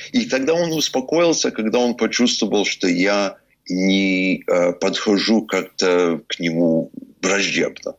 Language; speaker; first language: Russian; early bilingual, heritage; English